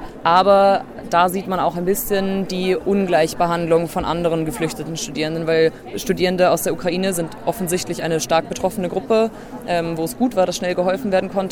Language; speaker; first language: German; native; German